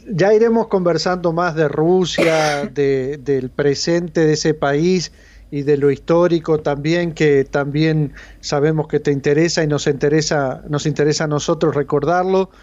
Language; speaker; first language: Spanish; native; Spanish